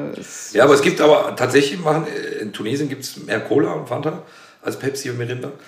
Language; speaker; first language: German; native; German